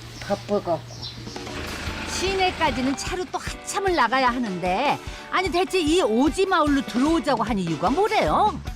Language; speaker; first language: Korean; native; Korean